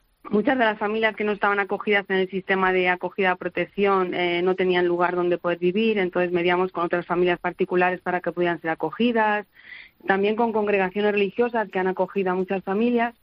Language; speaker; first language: Spanish; native; Spanish